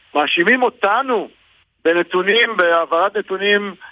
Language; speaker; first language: Hebrew; native; Hebrew